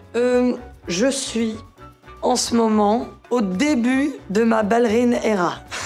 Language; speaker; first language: French; native; French